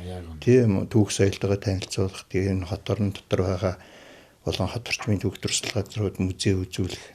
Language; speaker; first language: Mongolian; native; Mongolian